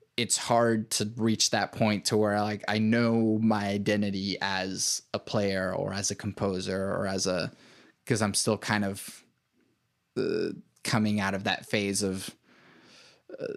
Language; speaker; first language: English; native; English